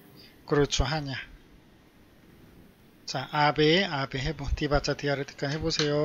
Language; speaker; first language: Korean; native; Korean